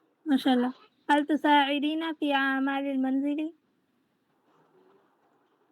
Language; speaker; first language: Arabic; non-native, learner; Urdu